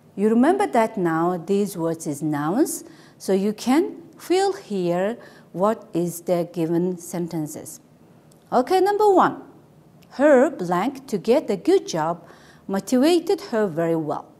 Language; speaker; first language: English; non-native, learner; Mongolian